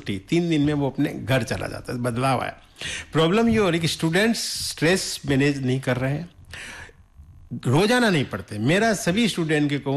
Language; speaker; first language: Hindi; native; Hindi